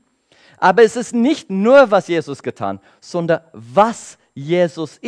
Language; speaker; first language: German; non-native, learner; English